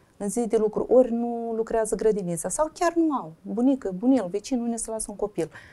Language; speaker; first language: Romanian; native; Romanian